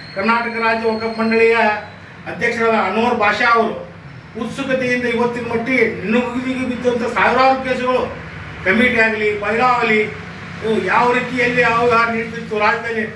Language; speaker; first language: Kannada; non-native, local second language; Urdu